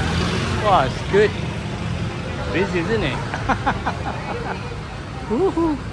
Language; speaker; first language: English; non-native, local second language; Indonesian